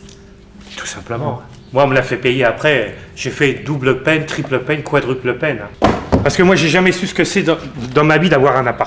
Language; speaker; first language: French; native; French